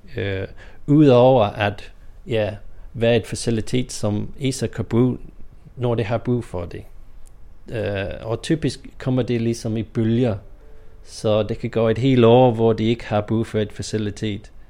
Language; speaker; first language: Danish; non-native, fluent; English